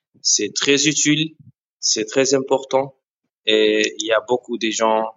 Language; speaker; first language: French; non-native, learner; Arabic